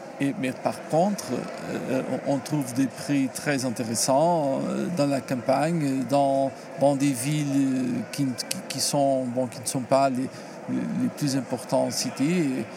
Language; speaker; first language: French; non-native, learner; Portuguese